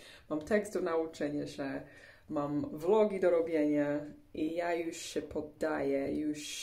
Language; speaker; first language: Polish; early bilingual, heritage; English